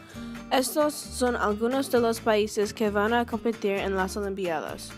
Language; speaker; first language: Spanish; non-native, learner; English